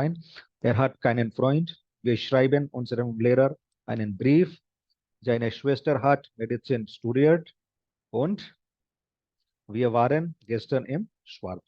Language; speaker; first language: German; non-native, fluent; Hindi